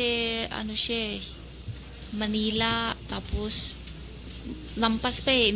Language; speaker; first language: Filipino; non-native, learner; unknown